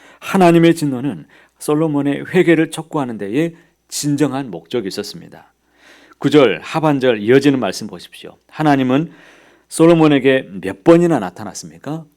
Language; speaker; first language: Korean; native; Korean